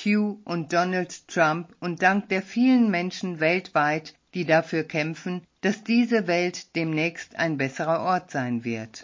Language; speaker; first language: German; native; German